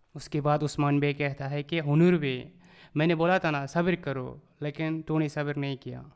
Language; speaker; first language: Urdu; non-native, learner; Turkish